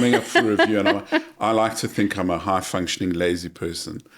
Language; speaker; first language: English; native; English